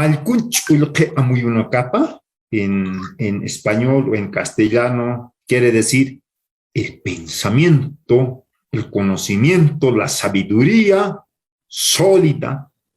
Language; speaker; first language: Spanish; non-native, local second language; Aymara